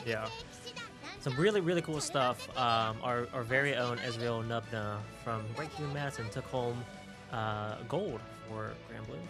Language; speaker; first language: English; native; English